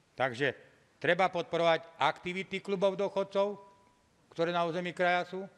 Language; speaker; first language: Slovak; native; Slovak